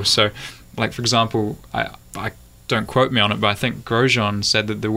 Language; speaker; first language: English; native; English